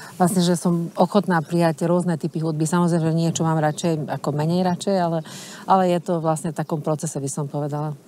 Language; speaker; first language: Slovak; non-native, local second language; Hungarian